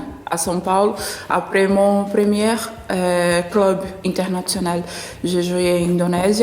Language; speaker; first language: French; non-native, learner; Portuguese